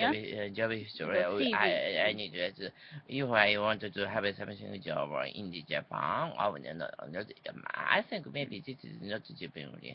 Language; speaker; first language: English; non-native, learner; Japanese